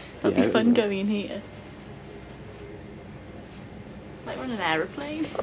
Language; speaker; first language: English; native; English